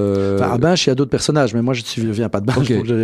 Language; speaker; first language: French; native; French